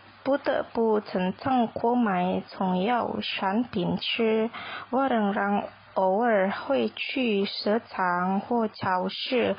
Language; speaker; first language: Chinese; non-native, learner; Indonesian